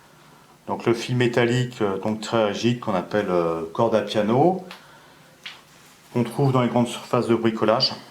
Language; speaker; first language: French; native; French